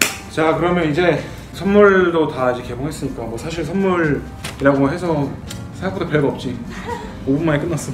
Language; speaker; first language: Korean; native; Korean